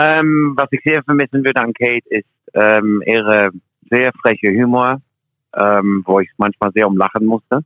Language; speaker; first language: German; non-native, fluent; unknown